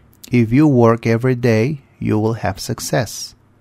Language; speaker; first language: English; non-native, fluent; Spanish